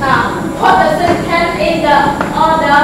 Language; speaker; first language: English; non-native, learner; Khmer